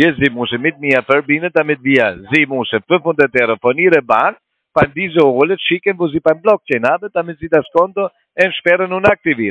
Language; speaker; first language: German; non-native, learner; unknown